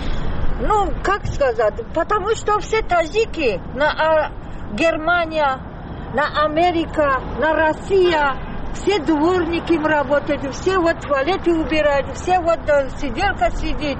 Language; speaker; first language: Russian; non-native, learner; Tajik